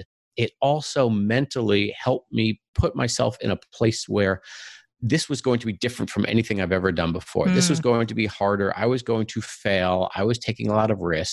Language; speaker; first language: English; native; English